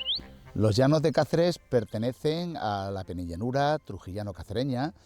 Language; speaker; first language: Spanish; native; Spanish